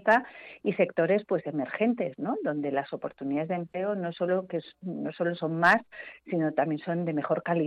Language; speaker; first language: Spanish; native; Spanish